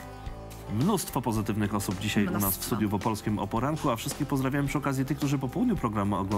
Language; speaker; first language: Polish; native; Polish